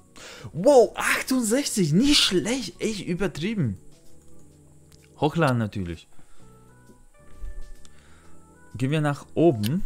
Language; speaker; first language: German; non-native, learner; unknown